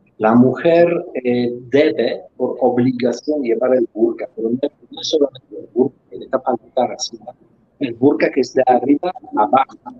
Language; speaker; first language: Spanish; non-native, fluent; Polish